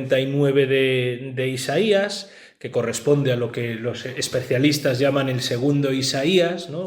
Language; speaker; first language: Spanish; native; Spanish